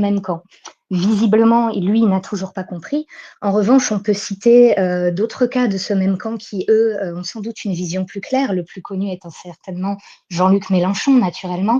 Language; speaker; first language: French; native; French